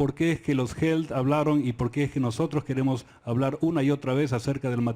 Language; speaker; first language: Spanish; native; Spanish